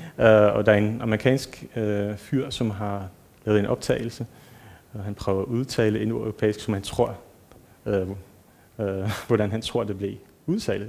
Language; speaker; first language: Danish; non-native, fluent; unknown